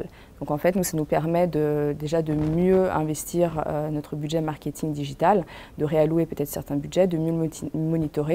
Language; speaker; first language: French; native; French